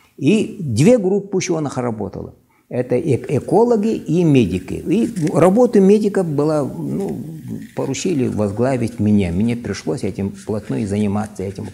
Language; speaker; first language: Russian; non-native, local second language; Yakut